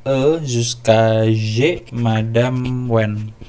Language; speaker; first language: French; non-native, fluent; Indonesian